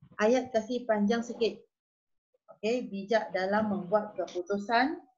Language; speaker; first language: Malay; native; Malay